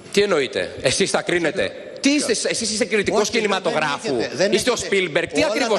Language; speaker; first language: Greek; native; Greek